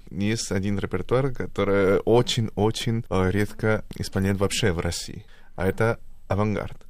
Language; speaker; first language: Russian; non-native, fluent; Spanish